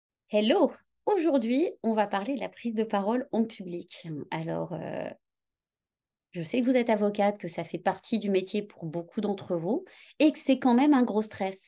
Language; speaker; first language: French; native; French